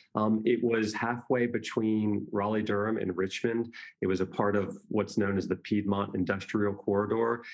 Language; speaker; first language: English; native; English